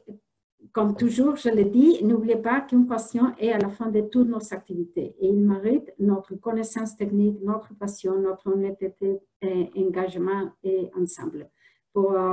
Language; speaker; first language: French; non-native, fluent; Spanish